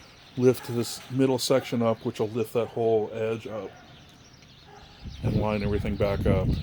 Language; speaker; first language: English; native; English